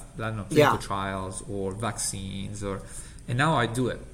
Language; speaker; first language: English; non-native, fluent; Italian